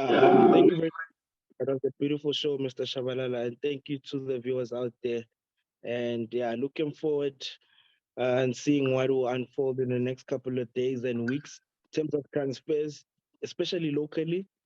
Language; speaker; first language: English; non-native, local second language; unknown